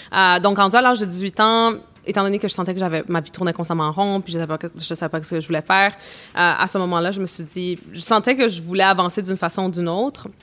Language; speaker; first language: French; native; French